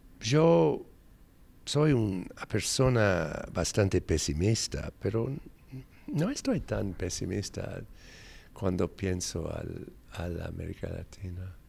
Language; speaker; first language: Spanish; non-native, fluent; English